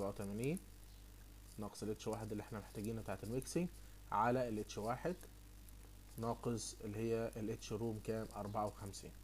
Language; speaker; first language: Arabic; native; Arabic